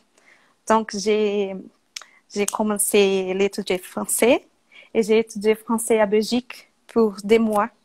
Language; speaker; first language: French; non-native, learner; Portuguese